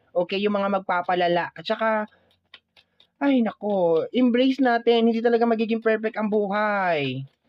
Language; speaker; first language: Filipino; native; Filipino